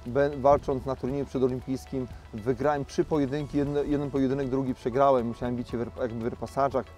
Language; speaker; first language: Polish; native; Polish